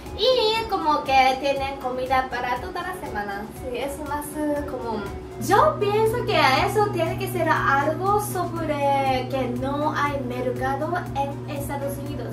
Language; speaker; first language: Spanish; non-native, learner; Japanese